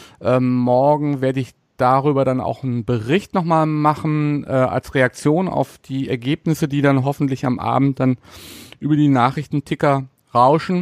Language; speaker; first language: German; native; German